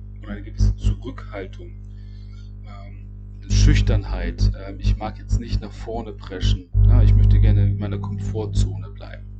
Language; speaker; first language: German; native; German